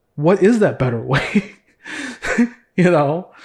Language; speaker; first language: English; early bilingual, other home language; Cebuano